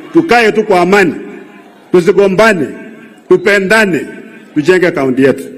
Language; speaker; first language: Swahili; non-native, local second language; Luyia